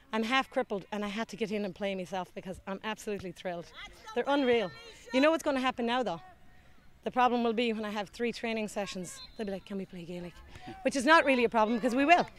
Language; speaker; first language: English; native; English